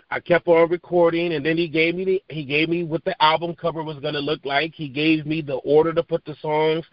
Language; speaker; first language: English; native; English